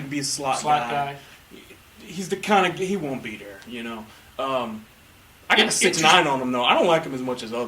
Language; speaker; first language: English; native; English